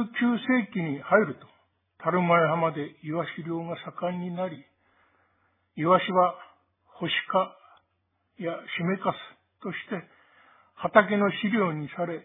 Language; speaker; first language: Japanese; native; Japanese